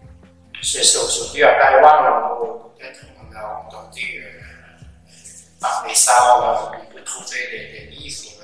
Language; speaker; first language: French; non-native, learner; Chinese